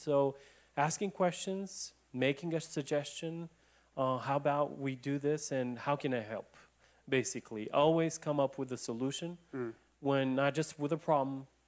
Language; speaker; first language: English; non-native, fluent; Romanian